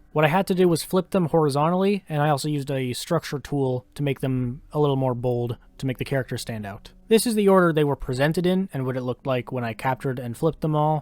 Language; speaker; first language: English; native; English